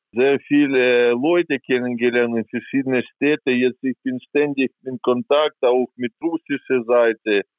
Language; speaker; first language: German; non-native, fluent; Ukrainian